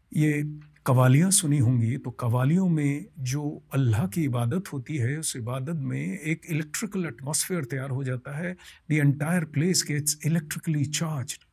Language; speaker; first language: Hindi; non-native, local second language; Bangla